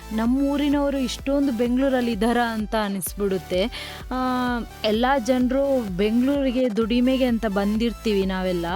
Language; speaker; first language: Kannada; non-native, local second language; Tulu